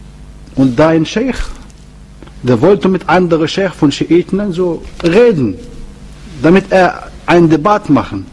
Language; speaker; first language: German; non-native, learner; Arabic